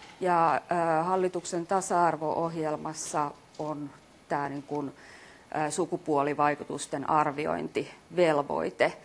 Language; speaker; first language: Finnish; native; Finnish